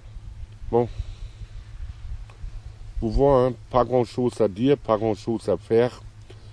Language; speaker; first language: French; non-native, fluent; German